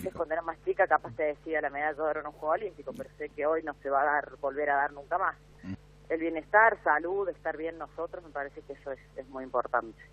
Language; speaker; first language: Spanish; native; Spanish